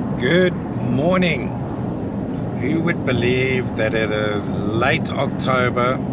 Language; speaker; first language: English; native; English